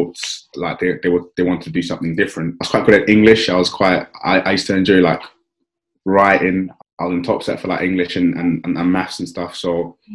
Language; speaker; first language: English; native; English